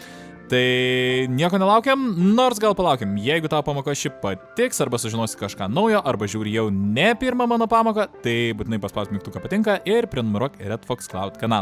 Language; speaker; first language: Lithuanian; native; Lithuanian